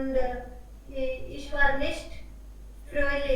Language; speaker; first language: German; non-native, learner; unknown